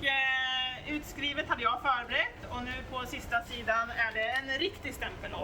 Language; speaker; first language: Swedish; native; Swedish